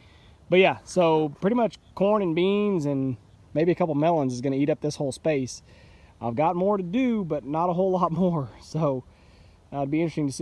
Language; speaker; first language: English; native; English